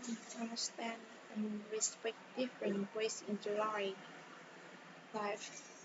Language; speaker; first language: English; non-native, learner; Vietnamese